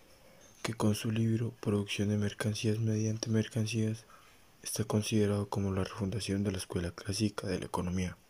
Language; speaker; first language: Spanish; native; Spanish